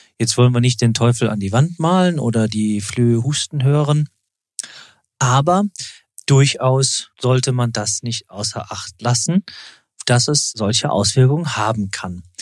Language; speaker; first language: German; native; German